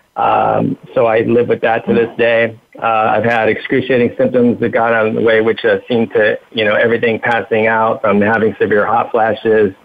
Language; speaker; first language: English; native; English